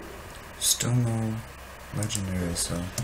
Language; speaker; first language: English; native; English